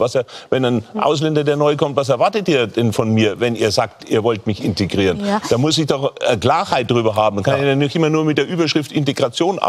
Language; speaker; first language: German; native; German